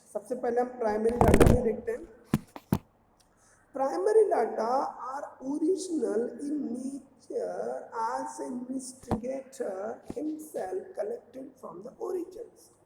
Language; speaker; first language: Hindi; native; Hindi